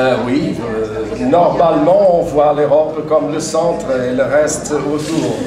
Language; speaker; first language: French; non-native, fluent; Portuguese